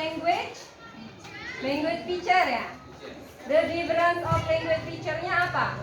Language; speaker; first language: English; non-native, learner; Indonesian